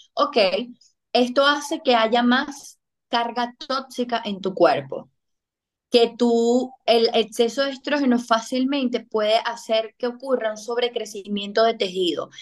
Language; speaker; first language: Spanish; native; Spanish